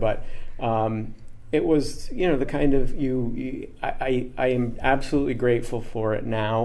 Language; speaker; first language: English; native; English